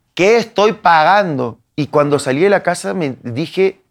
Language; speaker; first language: Spanish; native; Spanish